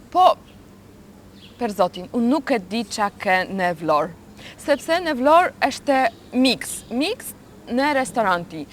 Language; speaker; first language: Albanian; non-native, learner; Polish